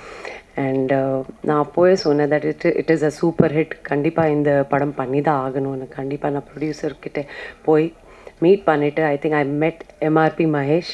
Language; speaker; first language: Tamil; non-native, fluent; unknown